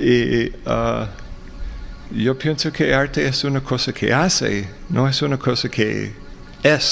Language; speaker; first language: Spanish; non-native, fluent; English